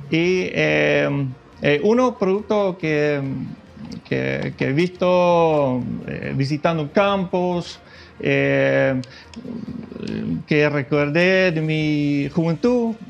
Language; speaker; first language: Spanish; non-native, fluent; Dutch